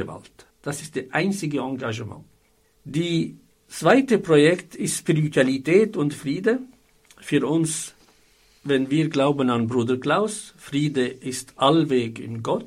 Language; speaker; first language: German; non-native, fluent; Arabic